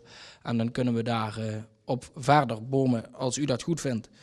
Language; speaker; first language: Dutch; native; Dutch